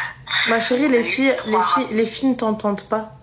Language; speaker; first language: French; native; French